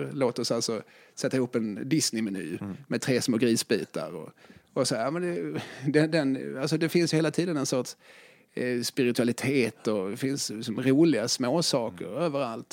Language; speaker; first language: Swedish; native; Swedish